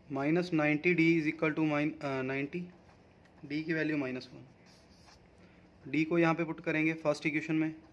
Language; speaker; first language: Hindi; non-native, local second language; Punjabi